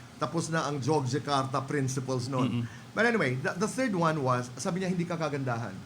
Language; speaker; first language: Filipino; non-native, local second language; Waray